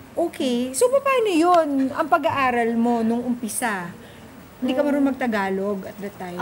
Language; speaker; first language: Filipino; native; Filipino